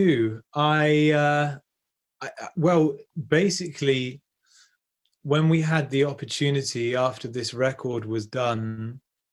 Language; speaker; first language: English; native; English